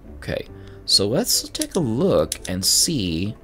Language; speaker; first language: English; native; English